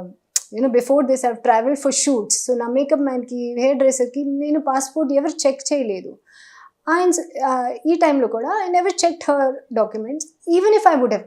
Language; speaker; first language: Telugu; non-native, fluent; Hindi